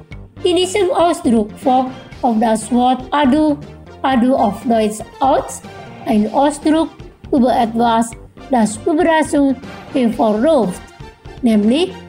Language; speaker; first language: German; non-native, fluent; Indonesian